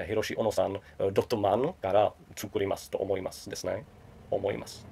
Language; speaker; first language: Japanese; non-native, learner; Czech